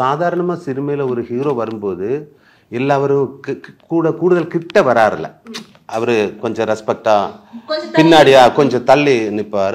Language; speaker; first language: Tamil; non-native, learner; Malayalam